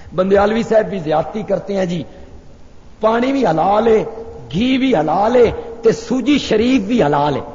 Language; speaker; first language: Urdu; non-native, local second language; Punjabi